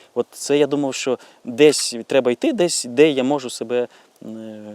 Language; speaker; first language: Ukrainian; native; Ukrainian